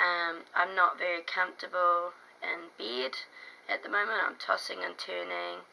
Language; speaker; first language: English; native; English